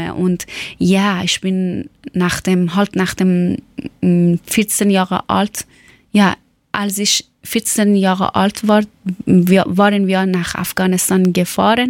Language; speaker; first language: German; non-native, learner; Persian